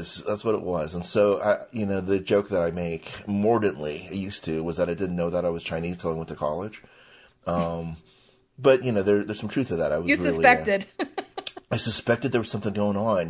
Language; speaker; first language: English; non-native, local second language; Chinese